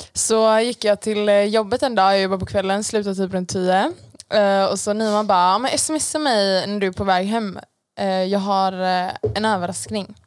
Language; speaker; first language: Swedish; early bilingual, other home language; Persian